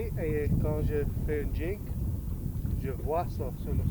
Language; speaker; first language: French; non-native, learner; English